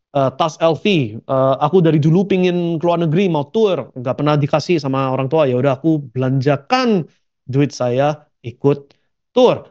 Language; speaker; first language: Indonesian; early bilingual, heritage; Indonesian